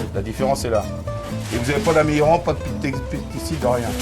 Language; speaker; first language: French; native; French